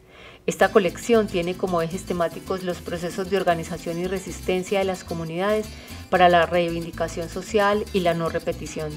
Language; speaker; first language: Spanish; native; Spanish